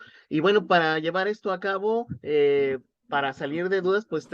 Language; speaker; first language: Spanish; native; Spanish